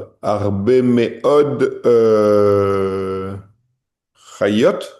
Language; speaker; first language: Hebrew; non-native, learner; French